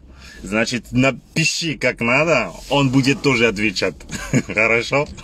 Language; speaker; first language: Russian; non-native, learner; Lingala